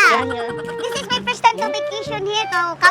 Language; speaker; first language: English; non-native, learner; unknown